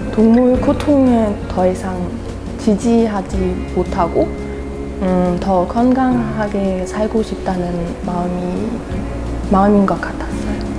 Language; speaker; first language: Korean; non-native, fluent; German